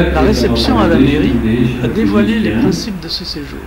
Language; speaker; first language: French; native; French